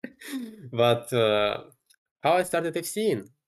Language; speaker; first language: English; non-native, fluent; Russian